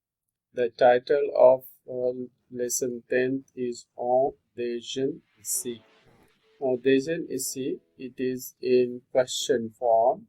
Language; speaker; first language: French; non-native, fluent; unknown